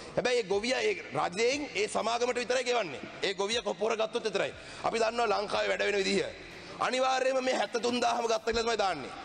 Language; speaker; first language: Sinhala; non-native, local second language; Tamil